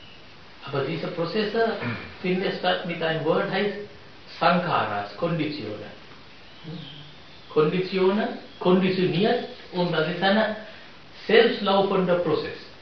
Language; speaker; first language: German; non-native, fluent; Sinhala